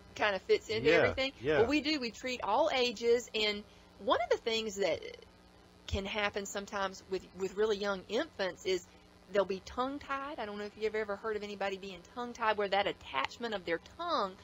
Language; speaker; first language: English; native; English